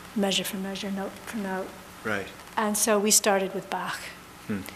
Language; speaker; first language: English; native; English